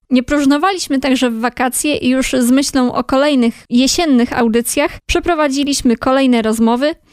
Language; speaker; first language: Polish; native; Polish